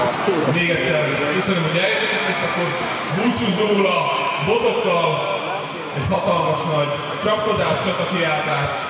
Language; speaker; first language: Hungarian; native; Hungarian